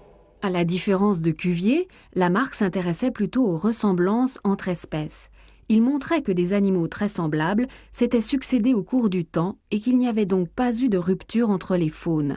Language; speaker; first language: French; native; French